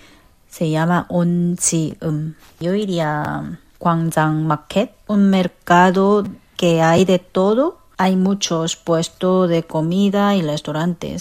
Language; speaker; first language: Spanish; non-native, fluent; Korean